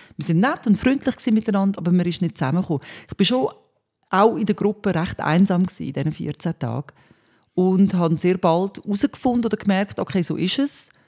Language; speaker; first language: German; early bilingual, other home language; Swiss German